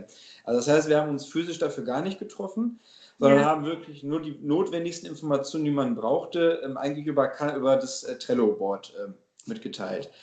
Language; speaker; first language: German; native; German